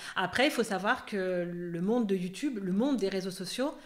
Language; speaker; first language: French; native; French